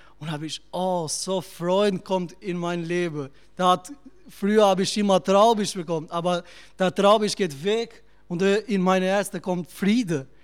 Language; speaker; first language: German; non-native, learner; Albanian